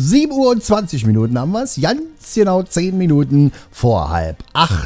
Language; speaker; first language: German; native; German